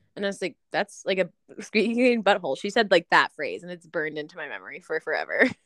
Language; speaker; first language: English; native; English